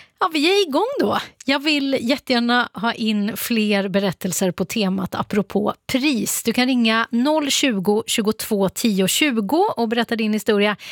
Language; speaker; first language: Swedish; native; Swedish